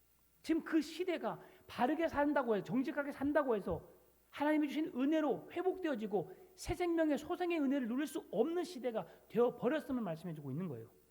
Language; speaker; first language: Korean; native; Korean